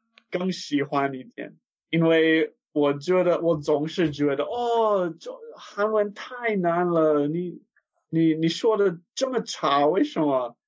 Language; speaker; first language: Chinese; non-native, learner; English